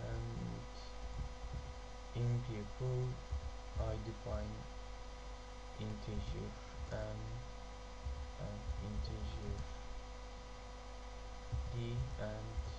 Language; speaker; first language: English; non-native, learner; Turkish